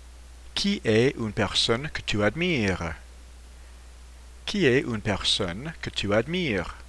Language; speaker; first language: French; non-native, fluent; English